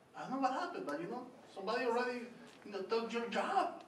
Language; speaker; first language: English; non-native, learner; Spanish